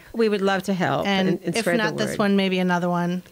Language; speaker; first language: English; native; English